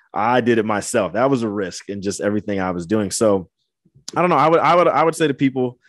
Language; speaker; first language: English; native; English